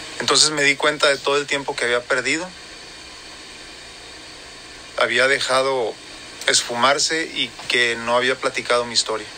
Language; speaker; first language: Spanish; native; Spanish